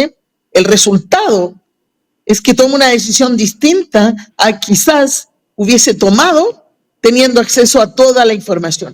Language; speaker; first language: Spanish; native; Spanish